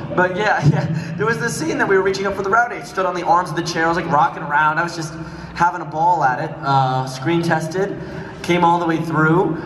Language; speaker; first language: English; native; English